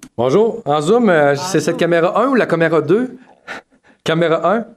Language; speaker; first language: French; native; French